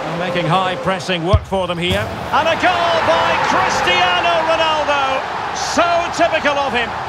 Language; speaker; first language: English; native; English